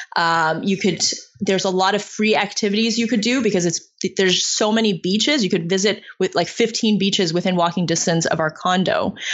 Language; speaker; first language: English; non-native, fluent; Chinese